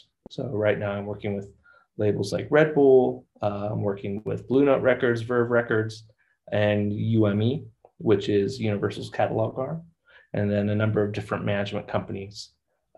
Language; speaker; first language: English; native; English